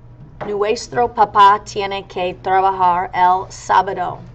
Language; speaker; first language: Spanish; non-native, fluent; English